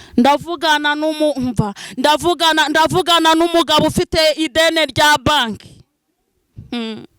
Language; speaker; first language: Kinyarwanda; non-native, local second language; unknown